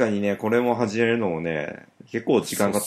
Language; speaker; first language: Japanese; native; Japanese